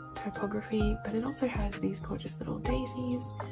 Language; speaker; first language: English; native; English